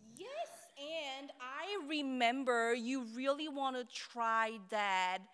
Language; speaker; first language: English; non-native, fluent; Korean